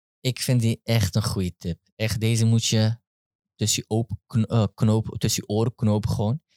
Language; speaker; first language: Dutch; early bilingual, other home language; Turkish